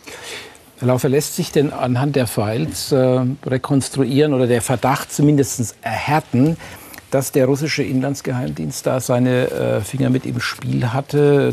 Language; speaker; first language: German; native; German